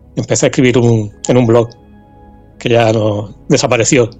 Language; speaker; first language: Spanish; native; Spanish